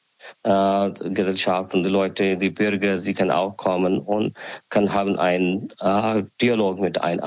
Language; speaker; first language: German; non-native, learner; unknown